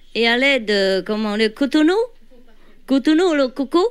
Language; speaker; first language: French; non-native, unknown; Vietnamese